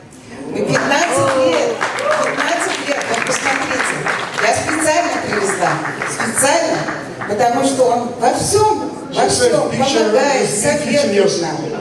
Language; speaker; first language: Russian; non-native, local second language; Uzbek